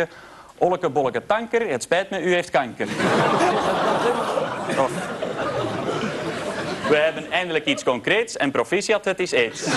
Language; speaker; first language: Dutch; native; Dutch